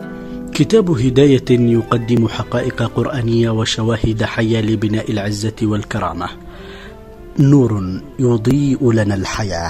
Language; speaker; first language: Arabic; native; Arabic